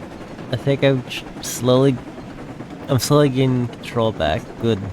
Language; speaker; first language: English; native; English